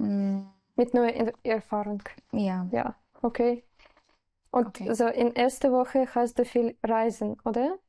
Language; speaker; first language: German; non-native, learner; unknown